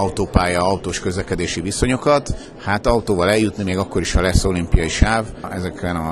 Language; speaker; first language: Hungarian; native; Hungarian